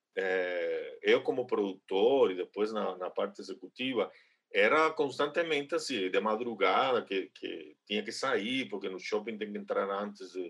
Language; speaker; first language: Portuguese; non-native, fluent; Spanish